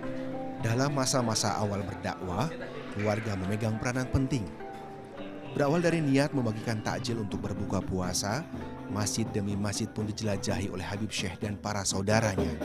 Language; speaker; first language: Indonesian; native; Indonesian